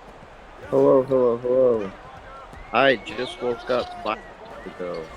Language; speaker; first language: English; native; English